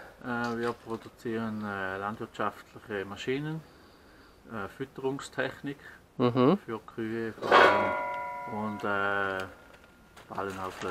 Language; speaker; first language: German; native; German